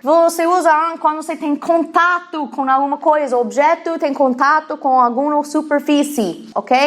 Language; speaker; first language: Portuguese; non-native, fluent; English